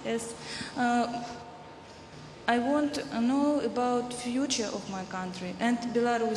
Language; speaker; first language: English; non-native, learner; Russian